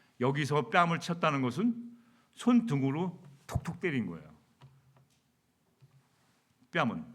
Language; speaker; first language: Korean; native; Korean